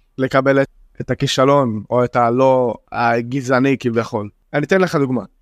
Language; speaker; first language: Hebrew; non-native, local second language; Arabic